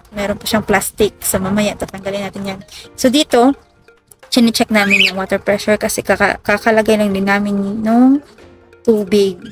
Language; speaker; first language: Filipino; native; Filipino